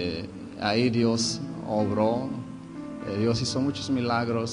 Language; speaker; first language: Spanish; non-native, fluent; Hebrew